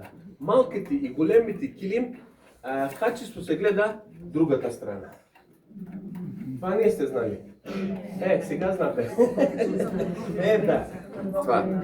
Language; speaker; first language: Bulgarian; non-native, learner; Serbian